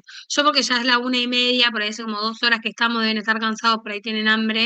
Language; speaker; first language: Spanish; native; Spanish